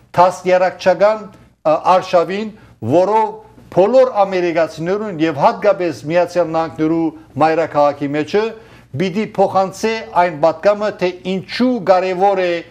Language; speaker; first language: Armenian; early bilingual, heritage; Armenian